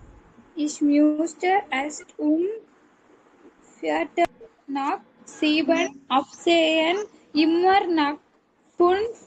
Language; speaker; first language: German; non-native, learner; Tamil